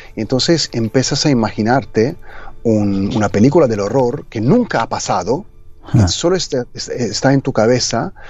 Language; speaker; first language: Spanish; non-native, fluent; Italian